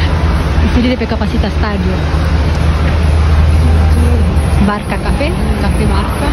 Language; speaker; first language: Indonesian; non-native, local second language; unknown